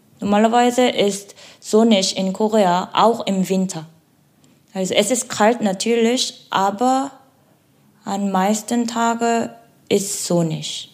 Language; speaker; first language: German; non-native, learner; Korean